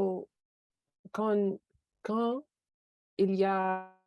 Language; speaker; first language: French; non-native, learner; English